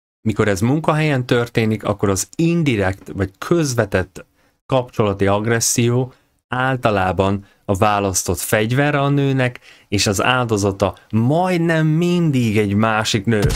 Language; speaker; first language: Hungarian; native; Hungarian